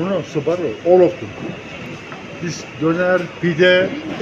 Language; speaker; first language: English; non-native, learner; Turkish